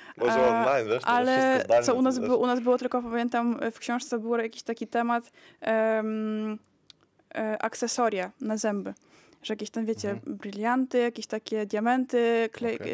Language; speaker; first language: Polish; early bilingual, heritage; Polish